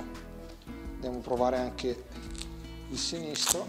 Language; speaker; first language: Italian; native; Italian